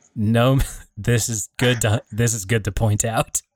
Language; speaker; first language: English; native; English